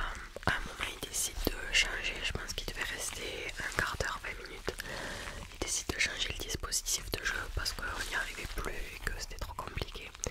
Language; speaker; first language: French; native; French